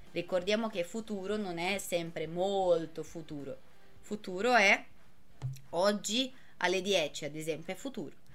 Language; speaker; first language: Italian; non-native, fluent; Portuguese